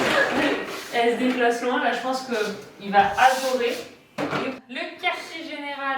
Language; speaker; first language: French; native; French